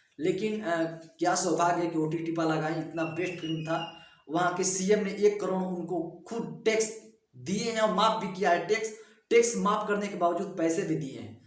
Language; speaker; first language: Hindi; native; Hindi